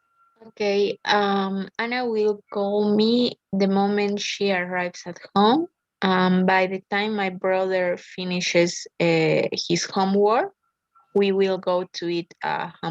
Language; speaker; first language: English; non-native, learner; Spanish